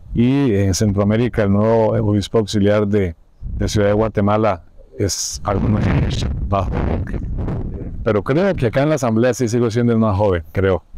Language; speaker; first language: Spanish; native; Spanish